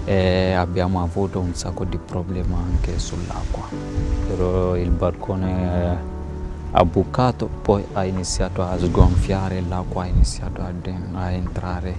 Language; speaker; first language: Italian; non-native, fluent; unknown